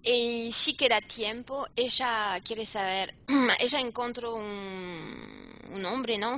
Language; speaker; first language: Spanish; non-native, fluent; French